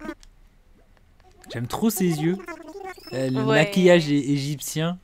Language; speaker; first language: French; native; French